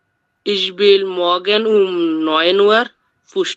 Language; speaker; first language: German; non-native, learner; Bangla